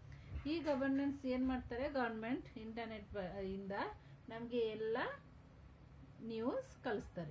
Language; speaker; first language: Kannada; non-native, fluent; Hindi